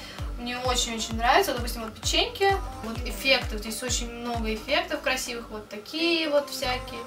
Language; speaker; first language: Russian; native; Russian